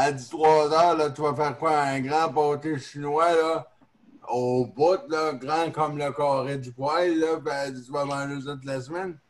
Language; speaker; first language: French; native; French